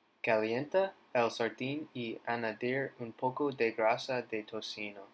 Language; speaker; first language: Spanish; non-native, learner; English